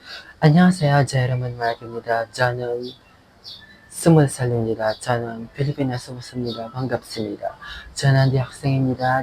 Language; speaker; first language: Korean; non-native, learner; Filipino